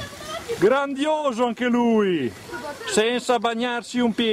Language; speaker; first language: Italian; native; Italian